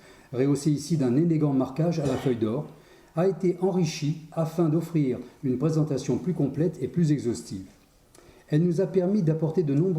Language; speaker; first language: French; native; French